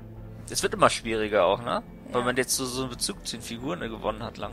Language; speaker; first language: German; native; German